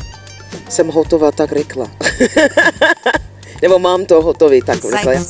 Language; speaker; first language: Czech; non-native, learner; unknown